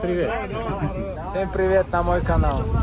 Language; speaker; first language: Russian; non-native, fluent; Turkmen